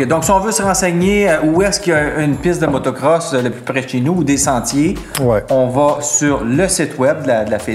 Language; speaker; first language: French; native; French